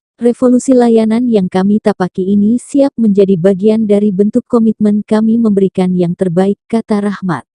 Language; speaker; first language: Indonesian; native; Indonesian